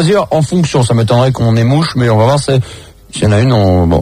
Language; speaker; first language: French; native; French